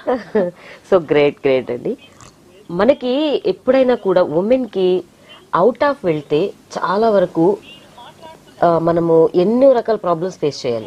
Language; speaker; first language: Telugu; native; Telugu